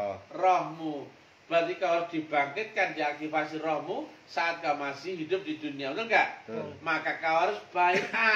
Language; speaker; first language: Indonesian; native; Indonesian